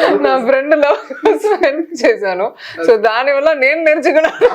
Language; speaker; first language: Telugu; non-native, local second language; Tamil